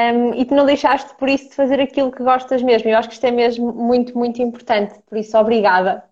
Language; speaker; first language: Portuguese; early bilingual, other home language; Ukrainian